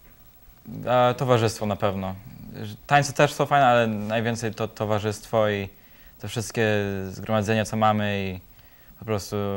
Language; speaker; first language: Polish; early bilingual, heritage; Polish